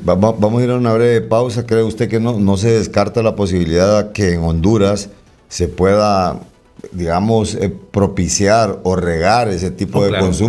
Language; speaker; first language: Spanish; native; Spanish